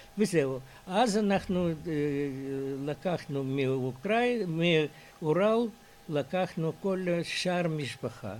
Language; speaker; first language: Hebrew; non-native, fluent; Russian